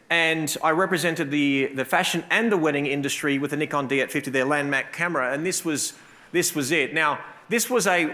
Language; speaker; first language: English; native; English